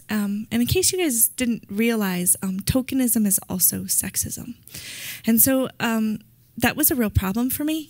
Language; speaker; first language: English; native; English